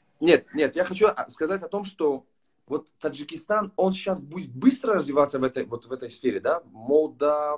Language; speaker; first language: Russian; non-native, local second language; Tajik